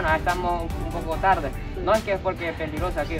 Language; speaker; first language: Spanish; non-native, fluent; Japanese